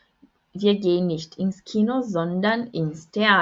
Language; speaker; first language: German; non-native, fluent; Portuguese